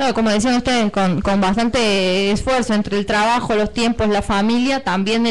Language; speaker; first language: Spanish; native; Spanish